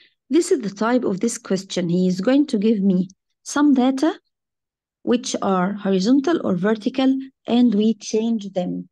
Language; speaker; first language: English; non-native, fluent; Arabic